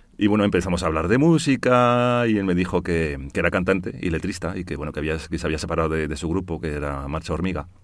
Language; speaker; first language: Spanish; early bilingual, heritage; Spanish